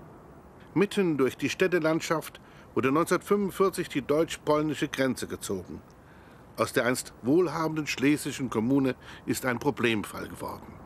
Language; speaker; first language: German; native; German